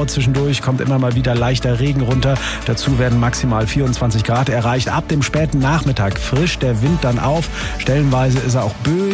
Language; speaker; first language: German; native; German